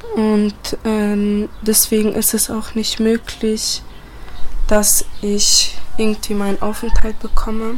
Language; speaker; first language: German; early bilingual, other home language; Bosnian